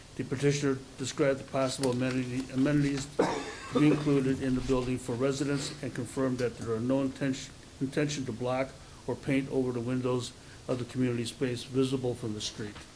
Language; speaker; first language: English; native; English